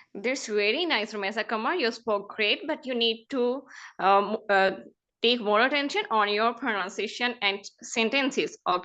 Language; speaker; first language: English; non-native, fluent; Urdu